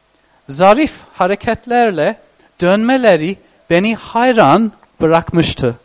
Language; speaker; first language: Turkish; non-native, fluent; English